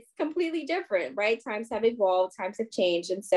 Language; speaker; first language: English; non-native, fluent; French